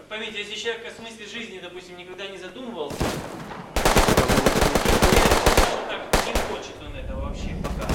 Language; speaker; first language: Russian; native; Russian